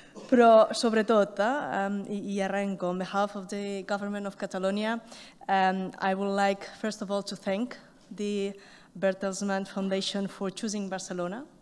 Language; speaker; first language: English; non-native, fluent; Catalan